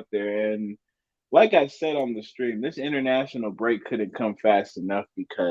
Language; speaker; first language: English; native; English